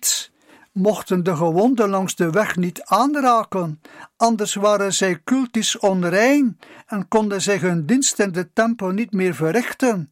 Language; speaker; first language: Dutch; native; Dutch